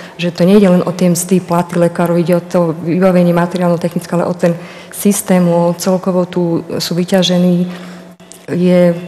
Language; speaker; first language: Slovak; native; Slovak